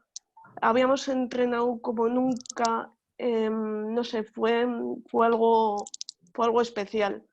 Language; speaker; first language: Spanish; native; Spanish